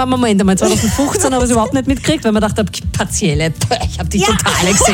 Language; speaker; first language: German; native; German